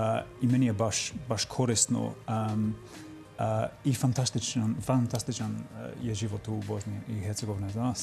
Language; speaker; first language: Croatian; non-native, fluent; English